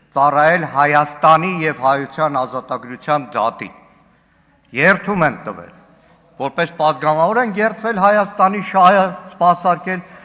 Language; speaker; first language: Armenian; native; Armenian